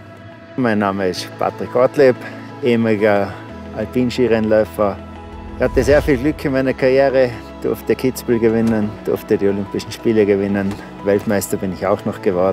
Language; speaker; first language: German; native; German